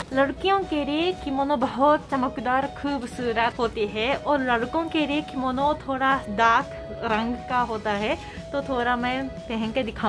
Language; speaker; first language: Hindi; non-native, fluent; Japanese